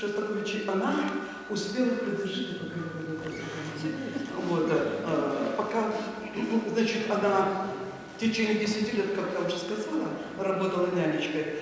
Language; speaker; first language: Russian; native; Russian